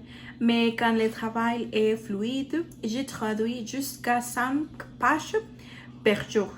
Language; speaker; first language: French; non-native, learner; Spanish